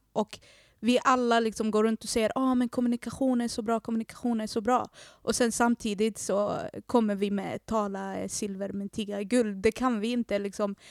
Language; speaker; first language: Swedish; early bilingual, other home language; Arabic